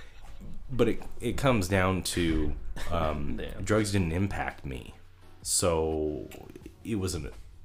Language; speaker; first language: English; native; English